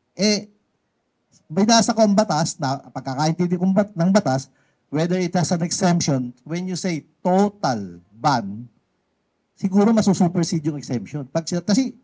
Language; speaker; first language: Filipino; native; Filipino